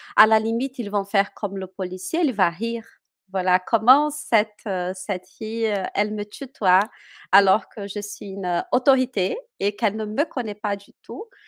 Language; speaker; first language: French; non-native, fluent; Portuguese